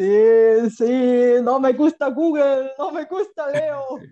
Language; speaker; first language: Spanish; non-native, fluent; Bulgarian